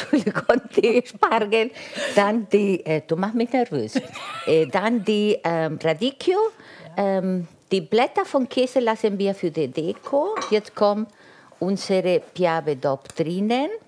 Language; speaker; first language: German; non-native, fluent; Italian